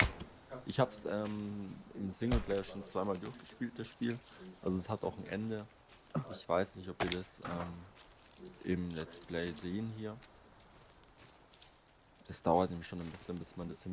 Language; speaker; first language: German; native; German